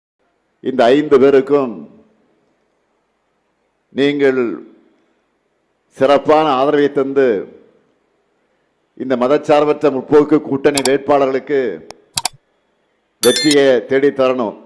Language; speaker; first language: Tamil; native; Tamil